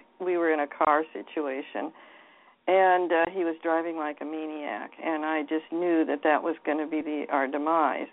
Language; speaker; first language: English; native; English